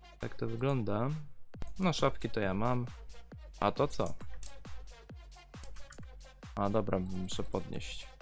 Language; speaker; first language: Polish; native; Polish